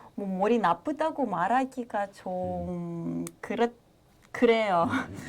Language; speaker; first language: Korean; non-native, fluent; Russian